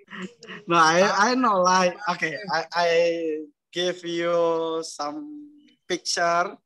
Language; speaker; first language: English; non-native, learner; Indonesian